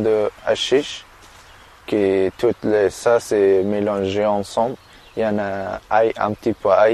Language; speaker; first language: French; non-native, learner; Persian